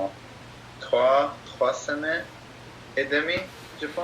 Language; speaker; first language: French; non-native, learner; English